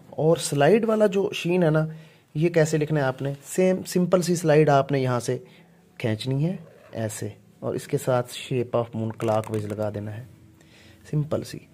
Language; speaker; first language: Hindi; non-native, local second language; Punjabi